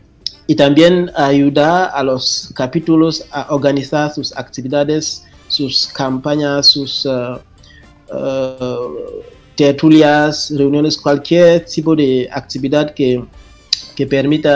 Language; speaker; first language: Spanish; non-native, fluent; French